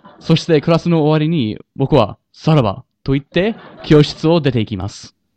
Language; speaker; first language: Japanese; non-native, learner; English